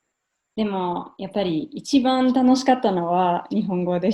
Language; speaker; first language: Japanese; non-native, fluent; German